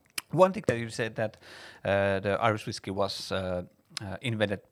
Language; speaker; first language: English; non-native, fluent; Finnish